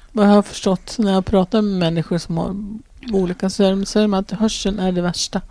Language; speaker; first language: Swedish; native; Swedish